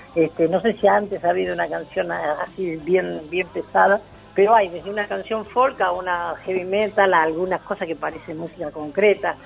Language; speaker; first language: Spanish; native; Spanish